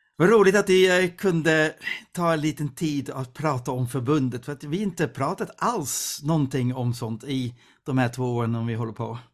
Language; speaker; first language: Swedish; non-native, fluent; Dutch